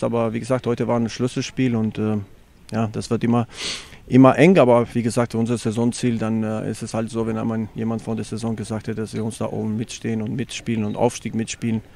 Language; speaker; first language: German; non-native, fluent; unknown